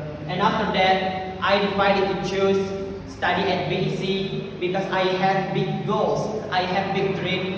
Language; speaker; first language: English; non-native, learner; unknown